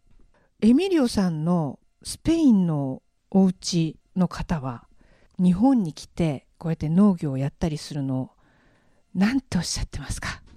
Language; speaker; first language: Japanese; native; Japanese